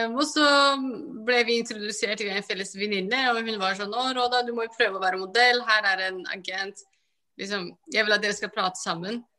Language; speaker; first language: Norwegian; early bilingual, other home language; Somali